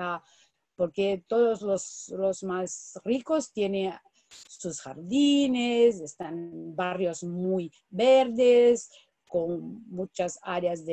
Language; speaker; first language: Spanish; non-native, fluent; Portuguese